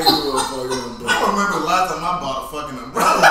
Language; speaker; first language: English; native; English